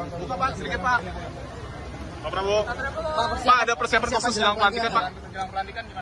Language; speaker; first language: Indonesian; native; Indonesian